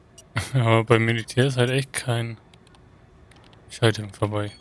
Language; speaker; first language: German; native; German